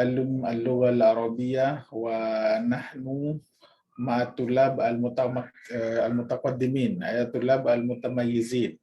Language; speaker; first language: Arabic; non-native, fluent; Indonesian